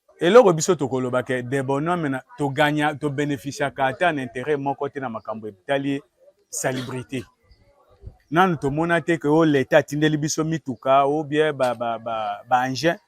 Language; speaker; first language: Lingala; native; Lingala